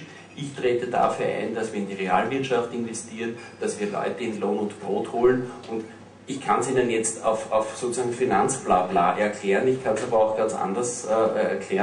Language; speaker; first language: German; native; German